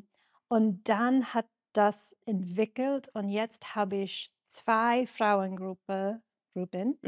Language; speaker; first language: German; non-native, learner; English